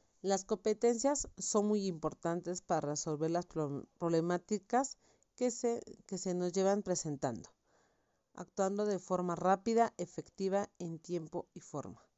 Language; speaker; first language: Spanish; native; Spanish